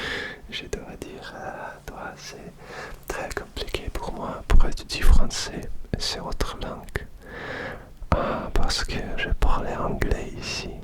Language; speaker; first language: French; non-native, learner; Russian